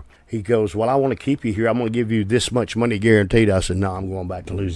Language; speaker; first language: English; native; English